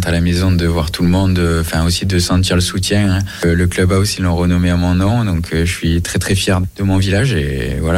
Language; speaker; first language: French; native; French